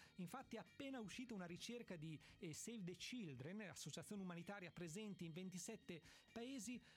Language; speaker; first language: Italian; native; Italian